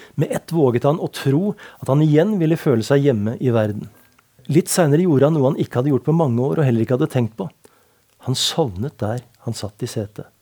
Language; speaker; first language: Norwegian; native; Norwegian